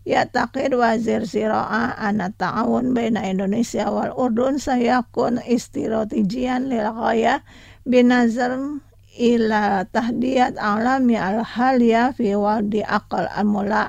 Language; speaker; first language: Arabic; non-native, fluent; Indonesian